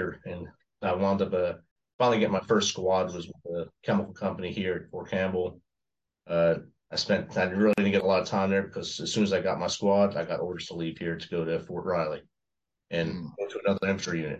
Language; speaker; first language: English; native; English